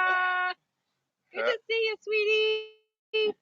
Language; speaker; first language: English; native; English